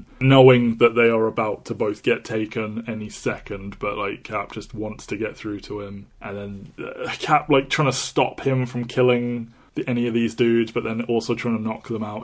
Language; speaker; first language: English; native; English